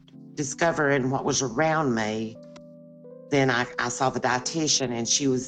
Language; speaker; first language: English; native; English